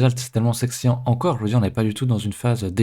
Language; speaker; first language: French; native; French